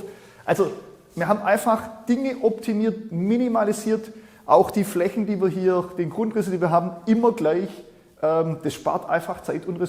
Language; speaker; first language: German; native; German